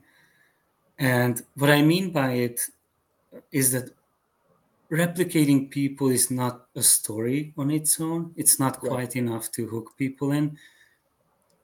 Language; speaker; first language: English; non-native, fluent; Hungarian